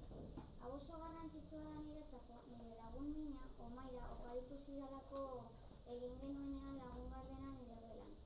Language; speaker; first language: Basque; non-native, local second language; Spanish